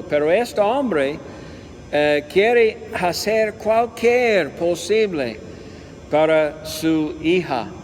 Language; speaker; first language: Spanish; non-native, learner; English